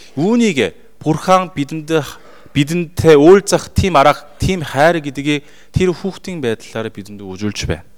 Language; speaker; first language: Mongolian; non-native, fluent; Korean